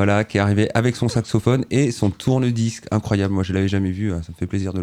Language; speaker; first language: French; native; French